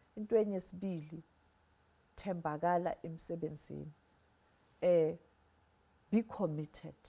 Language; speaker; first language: Zulu; non-native, local second language; Southern Sotho